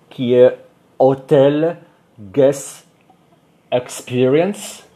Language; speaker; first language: French; non-native, fluent; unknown